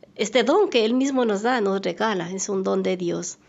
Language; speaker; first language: Spanish; native; Spanish